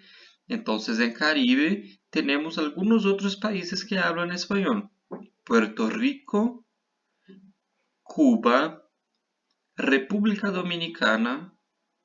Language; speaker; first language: Spanish; non-native, fluent; Portuguese